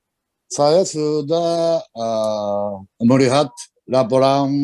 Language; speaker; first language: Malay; non-native, learner; Japanese